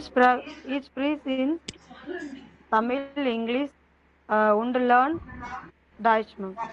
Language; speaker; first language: German; non-native, learner; Tamil